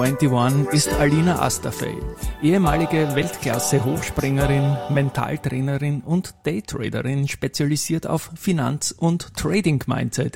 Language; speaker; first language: German; native; German